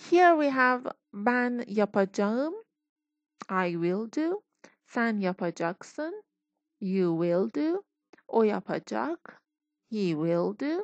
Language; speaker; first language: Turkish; non-native, fluent; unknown